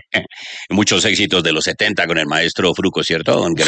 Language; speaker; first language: Spanish; native; Spanish